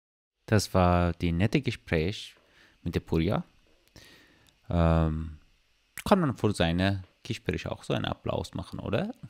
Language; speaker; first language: German; non-native, learner; Persian